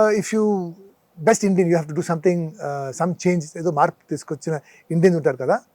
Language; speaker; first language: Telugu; non-native, local second language; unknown